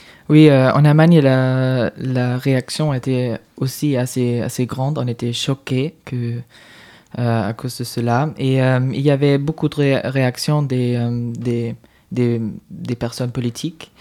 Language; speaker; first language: French; non-native, fluent; German